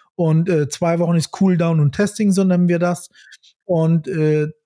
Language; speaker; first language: German; native; German